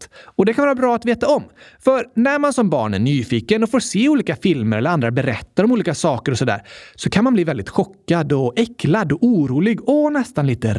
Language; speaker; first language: Swedish; native; Swedish